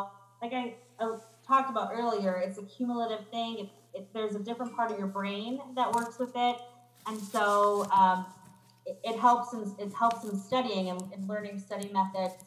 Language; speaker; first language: English; native; English